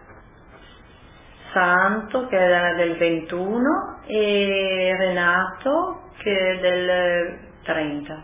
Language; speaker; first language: Italian; early bilingual, other home language; French